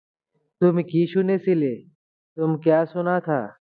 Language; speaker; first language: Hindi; non-native, learner; Bangla